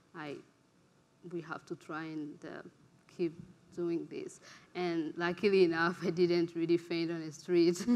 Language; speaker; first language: English; non-native, local second language; Kinyarwanda